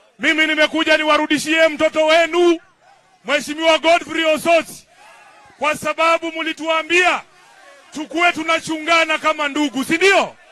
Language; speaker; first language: Swahili; non-native, local second language; Luyia